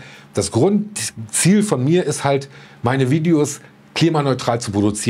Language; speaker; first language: German; native; German